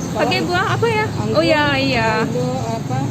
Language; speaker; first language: Indonesian; non-native, learner; Turkish